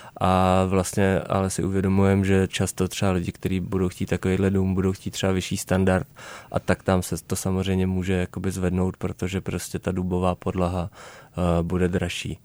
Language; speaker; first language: Czech; native; Czech